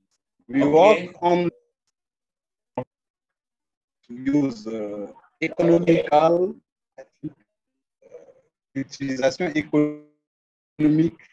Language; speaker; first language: English; non-native, learner; French